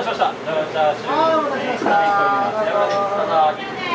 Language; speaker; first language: Japanese; native; Japanese